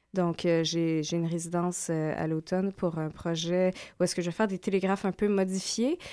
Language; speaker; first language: French; native; French